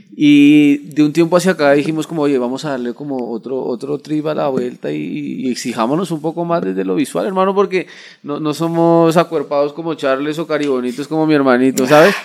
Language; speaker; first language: Spanish; native; Spanish